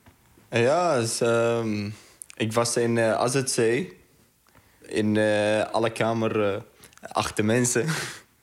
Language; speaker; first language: Dutch; non-native, learner; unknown